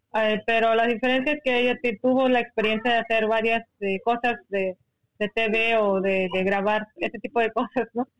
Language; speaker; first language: Spanish; non-native, local second language; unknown